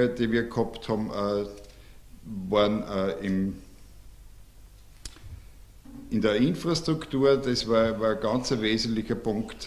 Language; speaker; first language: German; native; German